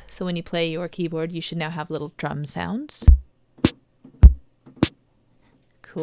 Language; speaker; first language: English; native; English